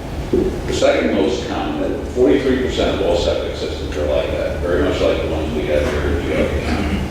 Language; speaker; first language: English; native; English